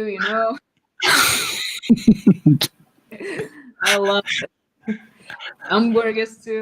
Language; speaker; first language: English; non-native, learner; Portuguese